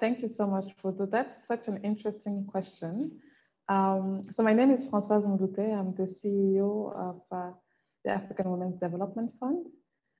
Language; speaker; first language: English; non-native, local second language; French